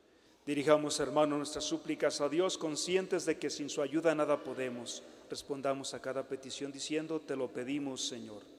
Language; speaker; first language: Spanish; native; Spanish